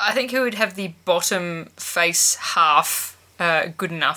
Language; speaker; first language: English; native; English